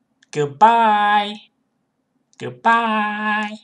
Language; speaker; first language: English; native; English